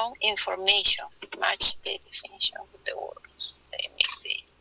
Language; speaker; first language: English; non-native, learner; Spanish